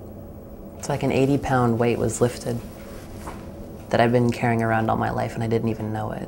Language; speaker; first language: English; native; English